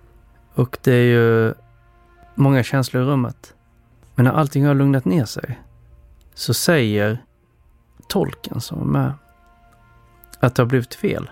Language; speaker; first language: Swedish; early bilingual, other home language; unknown